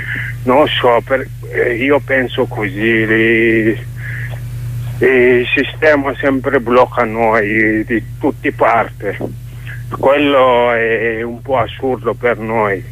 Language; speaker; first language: Italian; non-native, learner; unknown